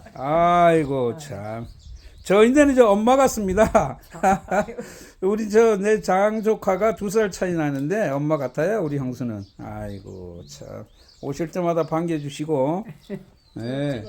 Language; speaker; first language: Korean; native; Korean